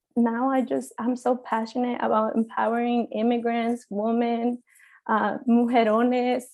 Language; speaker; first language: English; early bilingual, other home language; Spanish